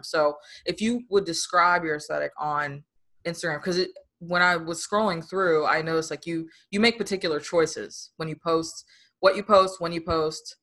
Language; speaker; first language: English; native; English